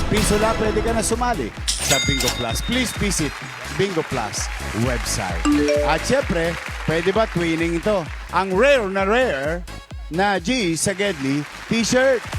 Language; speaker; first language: Filipino; native; Filipino